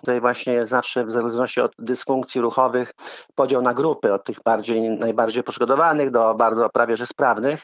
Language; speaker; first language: Polish; native; Polish